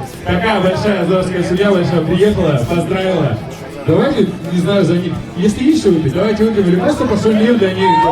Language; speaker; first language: Russian; native; Russian